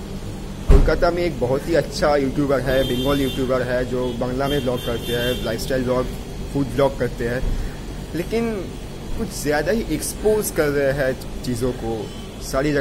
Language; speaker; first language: Hindi; non-native, local second language; Bangla